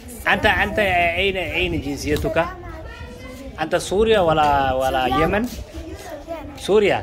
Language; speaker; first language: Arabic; non-native, learner; Somali